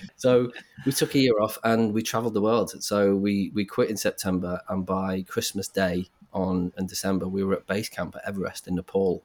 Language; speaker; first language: English; native; English